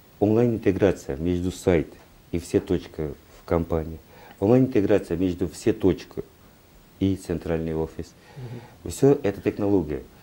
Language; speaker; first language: Russian; non-native, learner; Portuguese